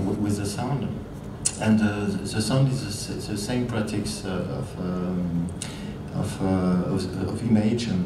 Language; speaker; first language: English; non-native, learner; French